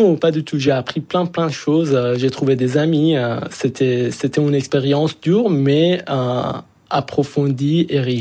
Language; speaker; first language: French; non-native, fluent; Persian